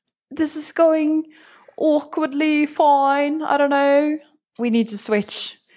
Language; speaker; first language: English; non-native, fluent; Norwegian